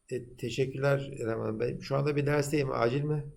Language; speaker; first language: Turkish; native; Turkish